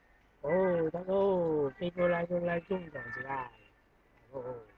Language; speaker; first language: Chinese; native; Chinese